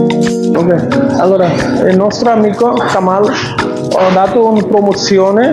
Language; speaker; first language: Italian; non-native, learner; Bangla